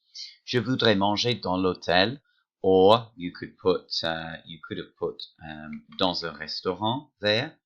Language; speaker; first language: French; non-native, fluent; English